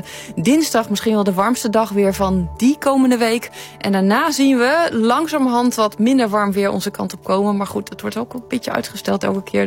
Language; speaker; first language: Dutch; native; Dutch